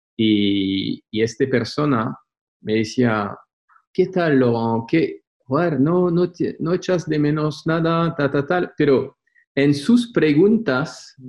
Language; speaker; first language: Spanish; non-native, fluent; French